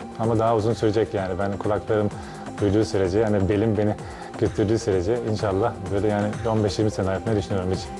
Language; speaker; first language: Turkish; early bilingual, heritage; Turkish